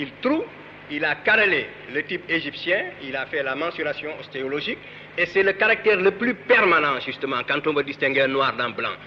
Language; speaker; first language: French; non-native, local second language; Wolof